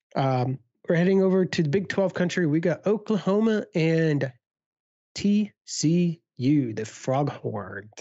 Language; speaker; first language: English; native; English